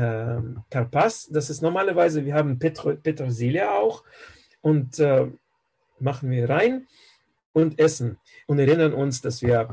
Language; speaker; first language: German; non-native, fluent; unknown